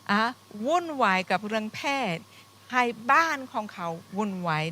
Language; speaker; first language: Thai; non-native, fluent; English